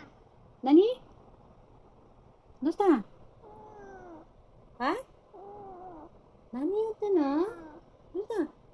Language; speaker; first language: Japanese; non-native, fluent; Filipino